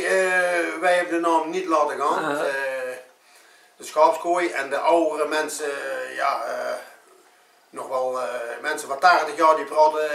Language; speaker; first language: Dutch; native; Dutch